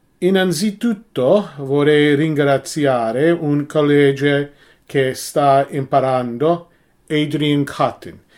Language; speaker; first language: Italian; non-native, learner; English